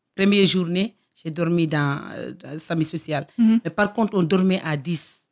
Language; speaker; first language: French; non-native, local second language; Fula